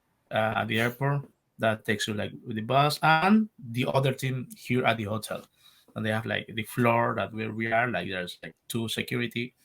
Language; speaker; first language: English; non-native, learner; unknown